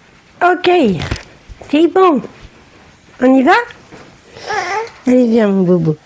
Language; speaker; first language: French; native; French